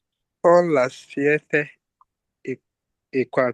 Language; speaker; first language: Spanish; non-native, learner; English